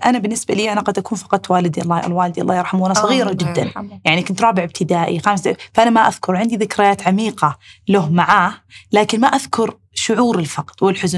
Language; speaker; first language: Arabic; native; Arabic